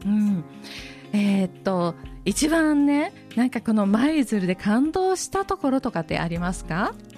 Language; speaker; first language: Japanese; native; Japanese